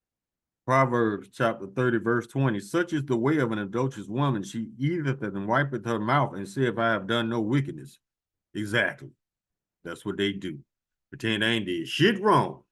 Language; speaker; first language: English; native; English